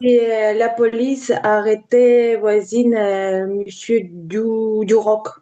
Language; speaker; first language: French; non-native, learner; Ukrainian